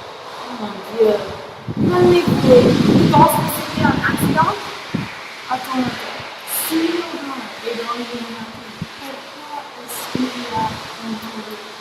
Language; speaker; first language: French; non-native, learner; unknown